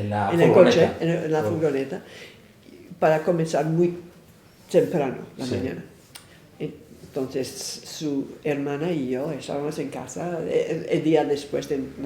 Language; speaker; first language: Spanish; non-native, fluent; English